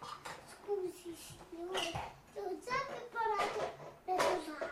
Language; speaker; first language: Italian; early bilingual, heritage; Italian